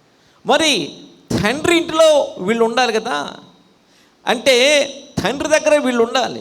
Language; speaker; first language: Telugu; native; Telugu